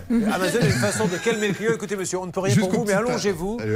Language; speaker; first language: French; native; French